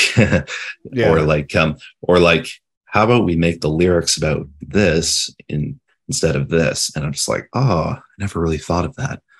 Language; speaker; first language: English; native; English